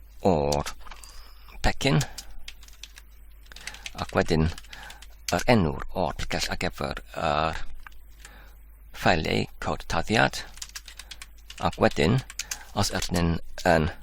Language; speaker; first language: Welsh; non-native, learner; Polish